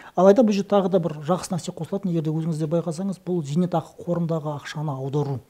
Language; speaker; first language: Kazakh; non-native, local second language; Russian